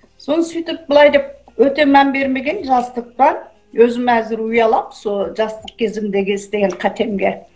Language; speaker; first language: Kazakh; early bilingual, heritage; Kazakh